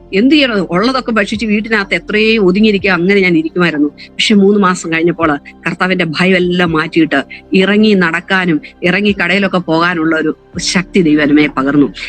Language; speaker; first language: Malayalam; native; Malayalam